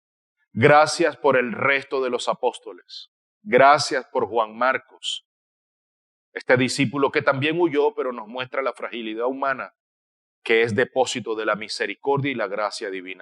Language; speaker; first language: Spanish; native; Spanish